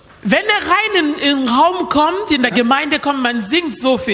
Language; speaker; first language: German; non-native, learner; French